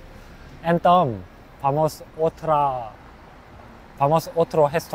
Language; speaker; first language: Portuguese; non-native, learner; Korean